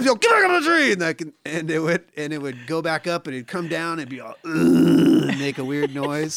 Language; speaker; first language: English; native; English